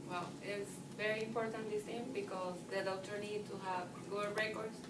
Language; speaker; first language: English; non-native, learner; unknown